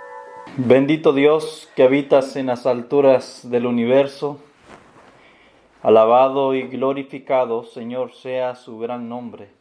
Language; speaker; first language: Spanish; native; Spanish